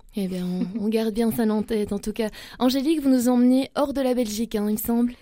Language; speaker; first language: French; native; French